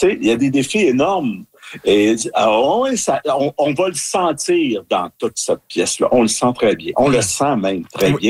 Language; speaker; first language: French; native; French